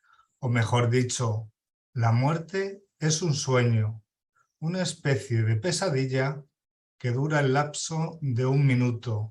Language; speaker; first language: Spanish; native; Spanish